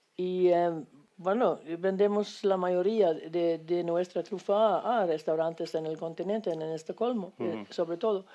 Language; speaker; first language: Spanish; non-native, fluent; Swedish